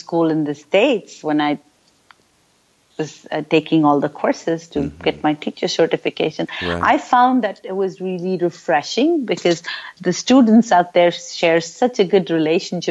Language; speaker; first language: English; non-native, local second language; Urdu